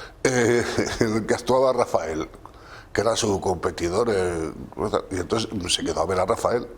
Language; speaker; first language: Spanish; native; Spanish